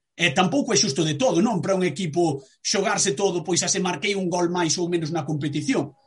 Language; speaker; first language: Galician; native; Galician